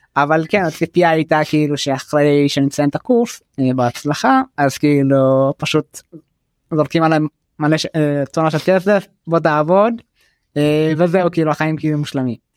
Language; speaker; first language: Hebrew; early bilingual, other home language; Amharic